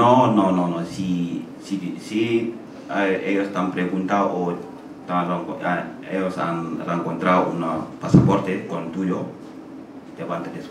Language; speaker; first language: Spanish; non-native, learner; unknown